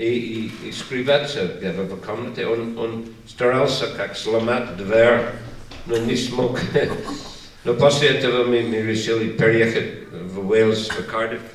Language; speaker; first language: Russian; non-native, learner; English